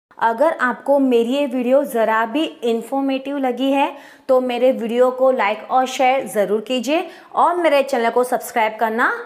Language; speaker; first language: Hindi; native; Hindi